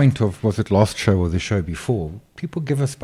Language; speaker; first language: English; native; English